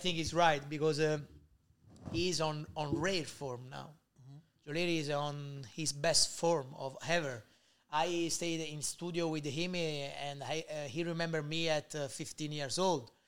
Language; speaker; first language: English; non-native, learner; Italian